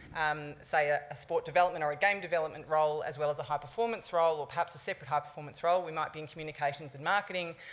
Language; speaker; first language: English; native; English